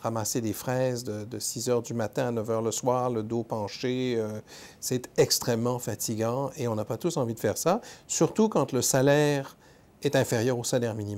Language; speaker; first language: French; native; French